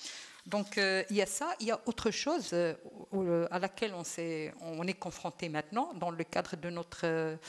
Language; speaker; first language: French; non-native, local second language; Arabic